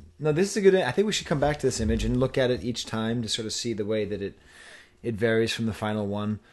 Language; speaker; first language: English; native; English